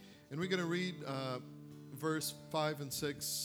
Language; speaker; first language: English; non-native, fluent; Portuguese